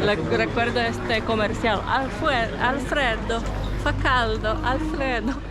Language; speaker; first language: Spanish; non-native, fluent; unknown